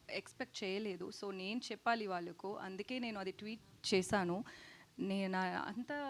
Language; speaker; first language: Telugu; non-native, fluent; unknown